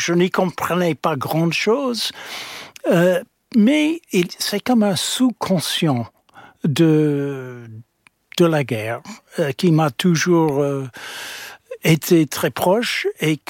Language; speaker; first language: French; non-native, fluent; English